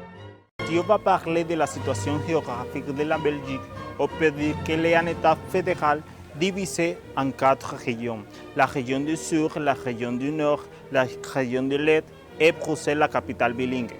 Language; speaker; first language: French; non-native, learner; Spanish